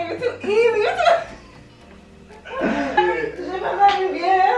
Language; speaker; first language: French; non-native, learner; English